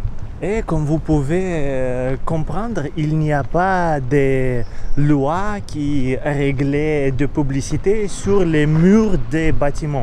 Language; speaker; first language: French; non-native, learner; Russian